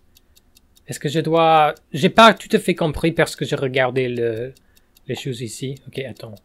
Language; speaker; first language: French; non-native, fluent; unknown